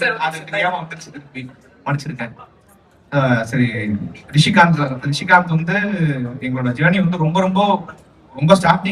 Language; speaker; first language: Tamil; native; Tamil